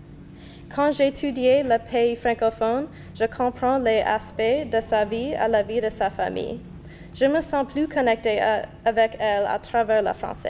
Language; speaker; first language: French; non-native, learner; English